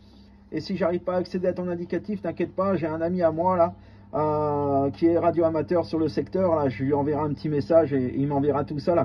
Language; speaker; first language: French; native; French